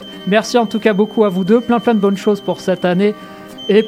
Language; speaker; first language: French; native; French